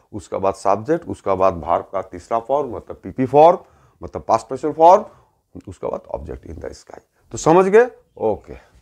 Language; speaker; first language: Hindi; native; Hindi